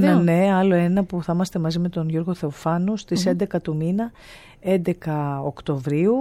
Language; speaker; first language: Greek; native; Greek